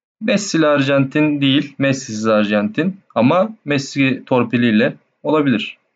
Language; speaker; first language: Turkish; native; Turkish